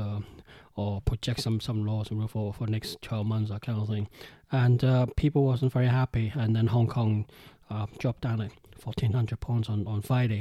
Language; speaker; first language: English; non-native, local second language; Cantonese